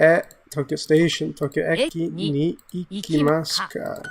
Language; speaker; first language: Japanese; non-native, learner; English